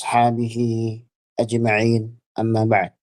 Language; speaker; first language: Arabic; non-native, fluent; Indonesian